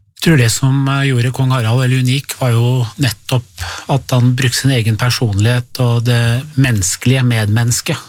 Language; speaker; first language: Norwegian; early bilingual, other home language; Persian